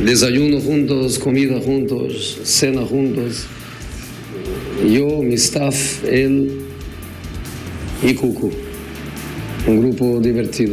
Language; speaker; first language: Spanish; non-native, fluent; Portuguese